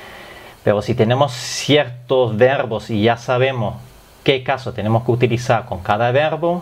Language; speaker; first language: Spanish; non-native, fluent; German